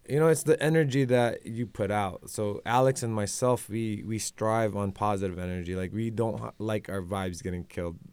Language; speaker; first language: English; non-native, local second language; Filipino